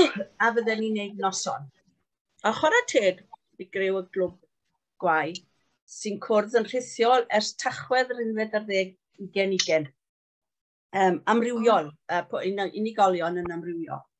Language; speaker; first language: Welsh; native; Welsh